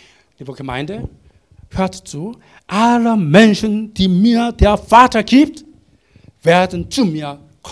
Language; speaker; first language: German; non-native, learner; Korean